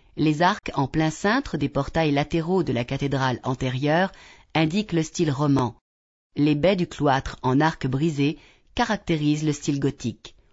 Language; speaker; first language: French; native; French